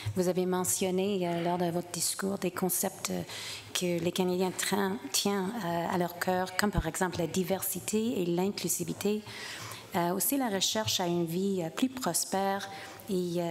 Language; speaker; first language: French; non-native, fluent; English